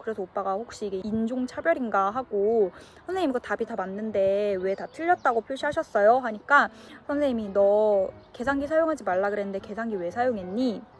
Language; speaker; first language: Korean; early bilingual, heritage; Korean